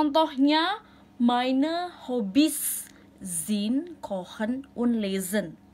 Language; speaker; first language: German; non-native, learner; Indonesian